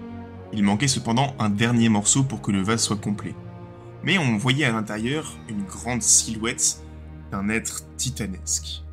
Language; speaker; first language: French; native; French